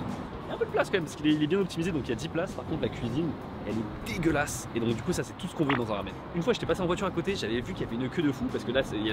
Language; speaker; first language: French; native; French